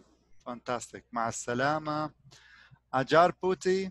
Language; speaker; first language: Arabic; non-native, fluent; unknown